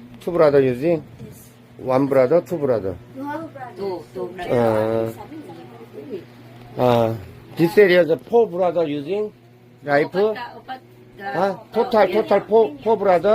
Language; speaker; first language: English; non-native, learner; Korean